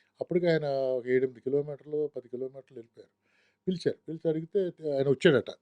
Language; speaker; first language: Telugu; native; Telugu